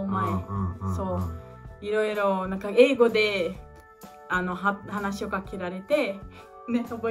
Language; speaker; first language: Japanese; non-native, learner; Portuguese